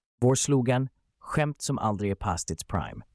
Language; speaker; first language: Swedish; native; Swedish